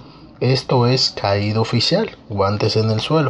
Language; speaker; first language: Spanish; native; Spanish